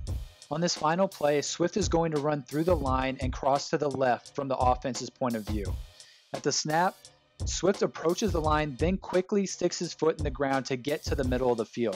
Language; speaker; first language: English; native; English